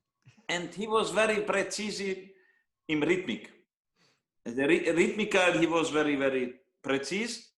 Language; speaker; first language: English; non-native, learner; Hungarian